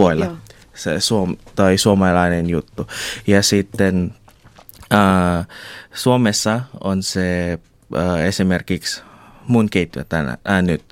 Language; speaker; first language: Finnish; non-native, learner; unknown